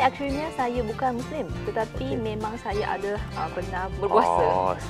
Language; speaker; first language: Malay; non-native, fluent; Chinese